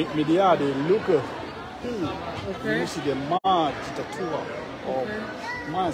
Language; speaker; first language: Danish; non-native, learner; Achinese